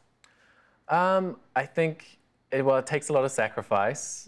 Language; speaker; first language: English; native; English